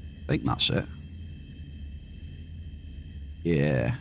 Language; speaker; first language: English; native; English